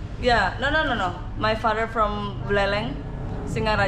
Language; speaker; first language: English; non-native, learner; Indonesian